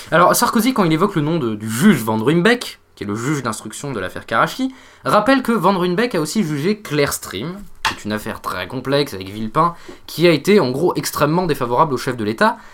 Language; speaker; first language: French; native; French